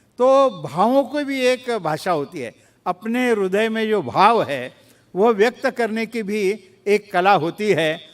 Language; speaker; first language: Hindi; non-native, local second language; Marathi